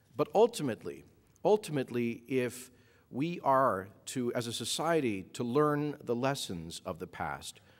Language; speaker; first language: English; native; English